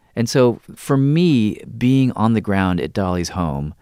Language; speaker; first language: English; native; English